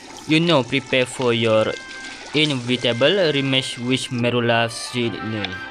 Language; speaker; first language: English; non-native, local second language; Malay